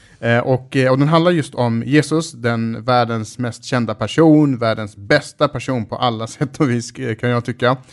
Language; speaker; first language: Swedish; early bilingual, other home language; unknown